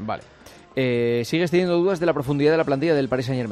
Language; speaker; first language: Spanish; native; Spanish